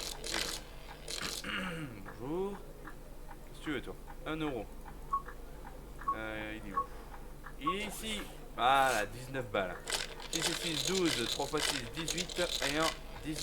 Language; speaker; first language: French; native; French